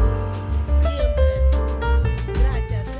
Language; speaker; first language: Spanish; non-native, fluent; Russian